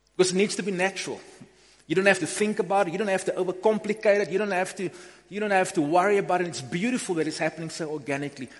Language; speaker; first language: English; non-native, local second language; Afrikaans